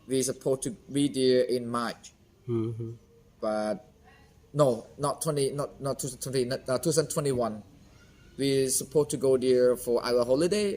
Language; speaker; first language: English; non-native, fluent; Khmer